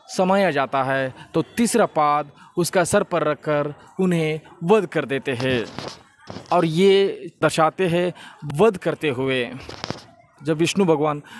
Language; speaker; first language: Hindi; non-native, local second language; Kannada